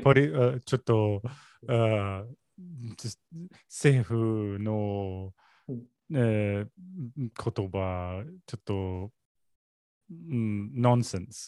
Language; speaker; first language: Japanese; non-native, learner; English